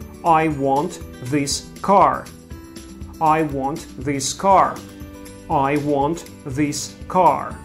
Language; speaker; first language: English; non-native, fluent; Russian